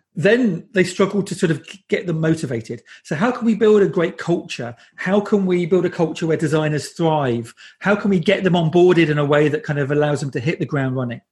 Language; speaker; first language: English; native; English